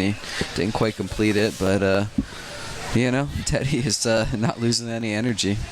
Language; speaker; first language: English; native; English